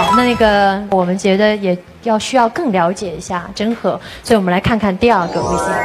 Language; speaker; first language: Chinese; native; Chinese